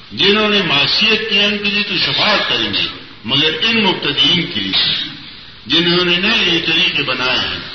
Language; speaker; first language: Urdu; non-native, local second language; Pashto